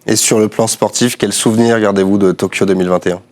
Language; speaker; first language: French; native; French